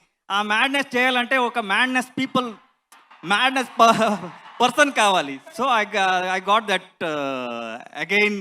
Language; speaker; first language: Telugu; non-native, learner; Kannada